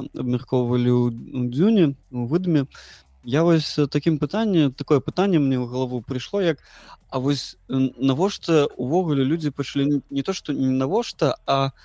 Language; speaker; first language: Belarusian; non-native, local second language; Russian